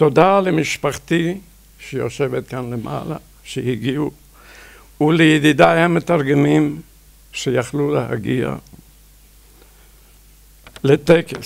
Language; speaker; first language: Hebrew; non-native, fluent; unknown